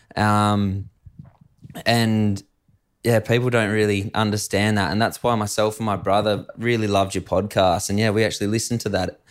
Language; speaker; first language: English; native; English